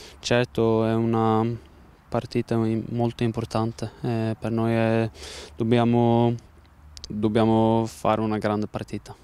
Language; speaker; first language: Italian; non-native, learner; Swedish